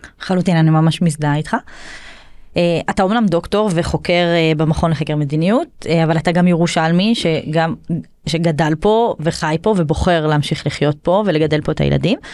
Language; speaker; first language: Hebrew; native; Hebrew